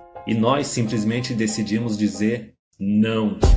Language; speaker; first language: Portuguese; native; Portuguese